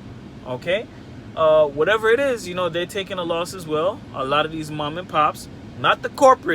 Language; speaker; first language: English; native; English